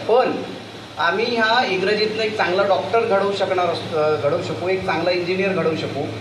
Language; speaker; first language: Marathi; non-native, local second language; Hindi